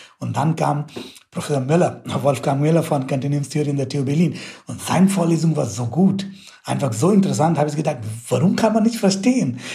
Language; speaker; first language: German; non-native, fluent; Hindi